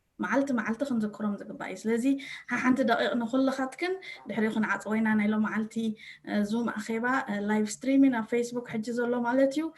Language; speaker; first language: Tigrinya; early bilingual, heritage; Tigrinya